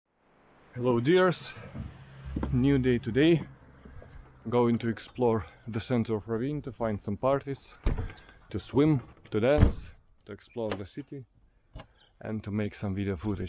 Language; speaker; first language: English; non-native, fluent; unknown